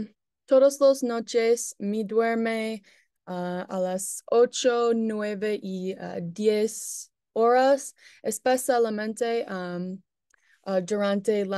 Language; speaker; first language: Spanish; non-native, learner; English